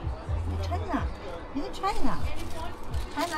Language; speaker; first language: English; non-native, learner; Chinese